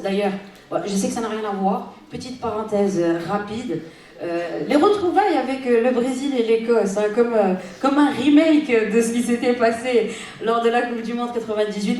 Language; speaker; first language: French; non-native, local second language; Arabic